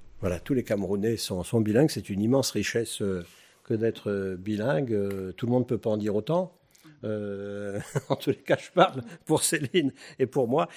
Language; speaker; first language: French; native; French